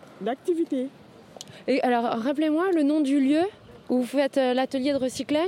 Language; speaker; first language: French; native; French